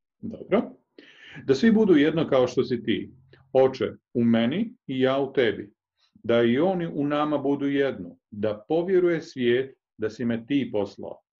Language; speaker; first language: Croatian; native; Croatian